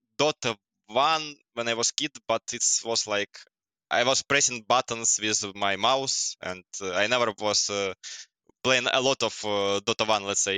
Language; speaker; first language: English; non-native, learner; Russian